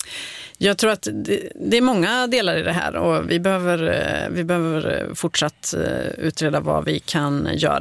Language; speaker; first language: Swedish; native; Swedish